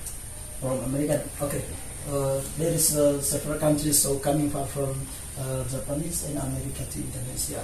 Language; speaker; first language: English; non-native, learner; Indonesian